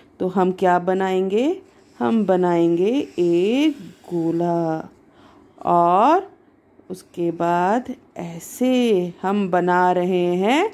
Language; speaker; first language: Hindi; native; Hindi